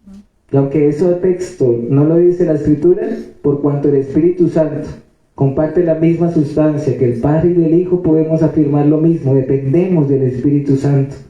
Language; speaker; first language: Spanish; native; Spanish